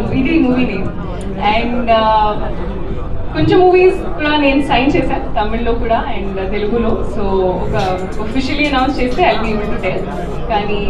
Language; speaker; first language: Telugu; non-native, learner; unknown